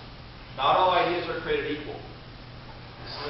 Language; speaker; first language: English; native; English